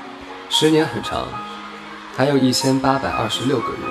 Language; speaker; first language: Chinese; native; Chinese